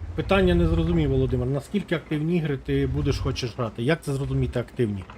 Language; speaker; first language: Ukrainian; non-native, local second language; Russian